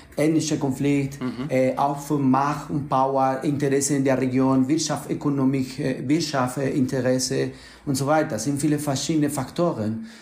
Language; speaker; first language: German; non-native, learner; Spanish